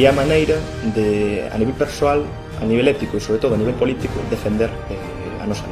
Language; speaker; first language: Galician; non-native, local second language; Spanish